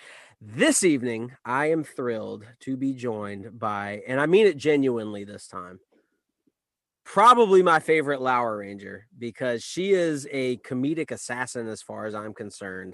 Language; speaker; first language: English; native; English